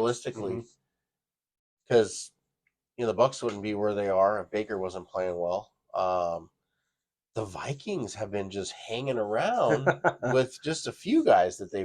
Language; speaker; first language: English; native; English